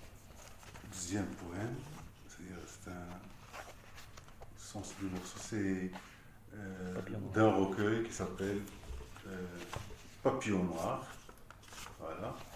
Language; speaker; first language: French; non-native, local second language; Arabic